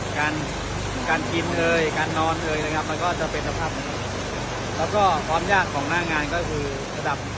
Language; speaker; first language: Thai; native; Thai